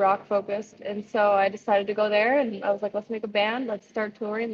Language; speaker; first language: English; native; English